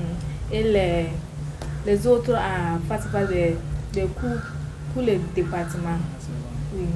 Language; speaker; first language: French; non-native, learner; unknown